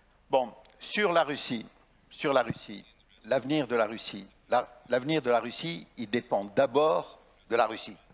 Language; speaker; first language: French; native; French